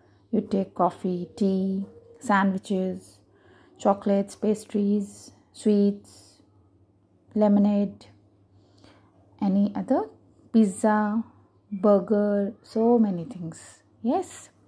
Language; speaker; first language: English; non-native, local second language; Hindi